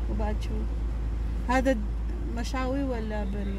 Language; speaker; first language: Arabic; non-native, learner; Filipino